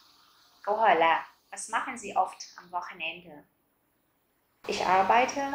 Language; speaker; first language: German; non-native, fluent; Vietnamese